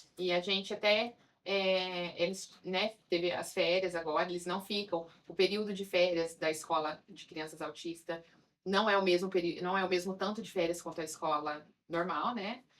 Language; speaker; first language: Portuguese; native; Portuguese